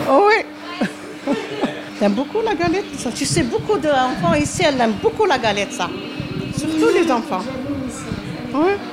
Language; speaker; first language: French; non-native, local second language; Arabic